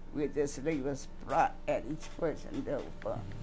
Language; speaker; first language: English; native; English